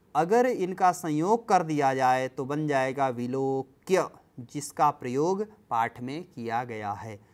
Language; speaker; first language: Hindi; native; Hindi